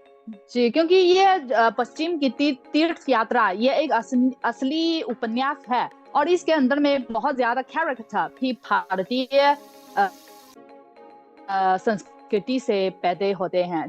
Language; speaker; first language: Hindi; non-native, fluent; Chinese